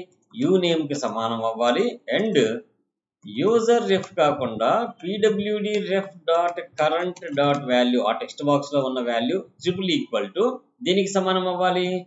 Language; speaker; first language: Telugu; native; Telugu